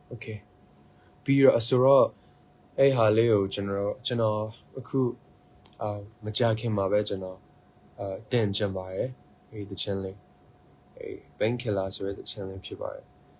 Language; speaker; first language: Burmese; non-native, local second language; Hakha Chin